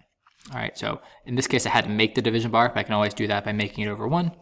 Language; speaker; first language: English; native; English